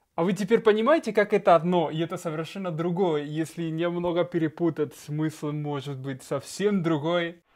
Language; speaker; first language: Russian; non-native, fluent; Spanish